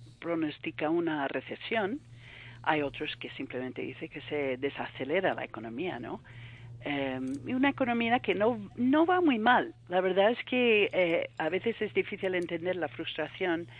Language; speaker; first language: Spanish; non-native, fluent; English